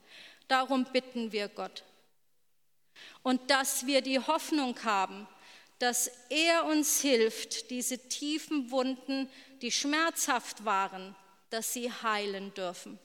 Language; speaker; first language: German; native; German